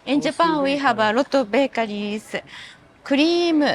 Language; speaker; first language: English; non-native, learner; Japanese